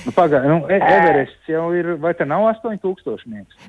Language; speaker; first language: Latvian; native; Latvian